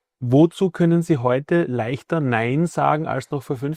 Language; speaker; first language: German; native; German